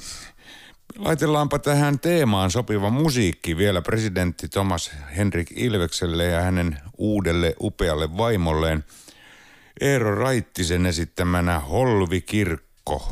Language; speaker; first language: Finnish; native; Finnish